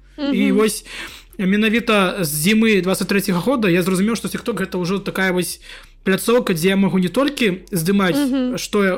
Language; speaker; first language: Belarusian; non-native, local second language; Russian